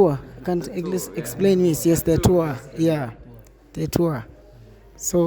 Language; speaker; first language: English; non-native, learner; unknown